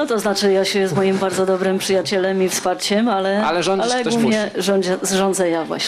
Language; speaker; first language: Polish; native; Polish